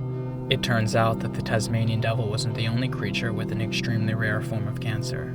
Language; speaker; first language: English; native; English